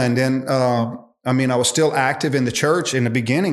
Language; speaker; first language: English; native; English